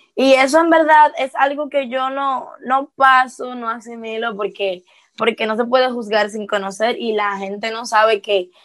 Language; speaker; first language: Spanish; native; Spanish